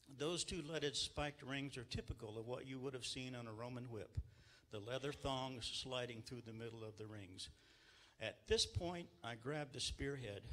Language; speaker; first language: English; native; English